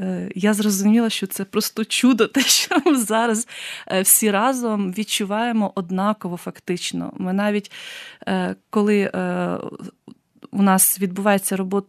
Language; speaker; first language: Ukrainian; native; Ukrainian